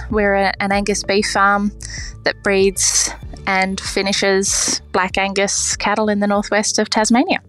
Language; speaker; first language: English; native; English